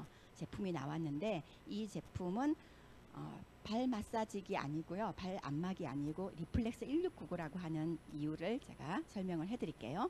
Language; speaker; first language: Korean; native; Korean